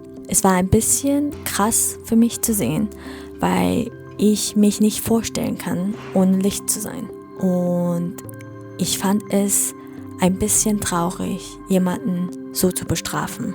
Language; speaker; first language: German; non-native, fluent; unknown